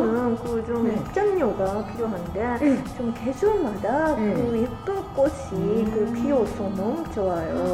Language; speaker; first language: Korean; non-native, learner; Japanese